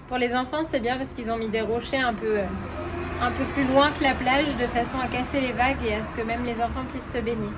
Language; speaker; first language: French; native; French